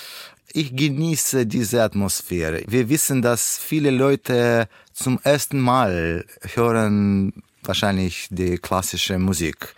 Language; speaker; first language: German; non-native, fluent; Russian